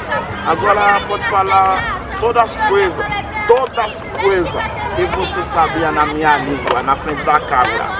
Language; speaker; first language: Portuguese; non-native, learner; Haitian Creole